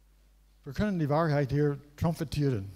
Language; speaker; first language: German; non-native, learner; English